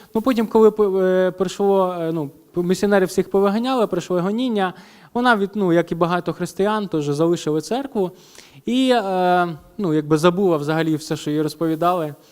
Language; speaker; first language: Ukrainian; non-native, local second language; Russian